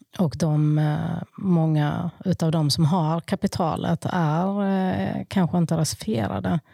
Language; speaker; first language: Swedish; early bilingual, other home language; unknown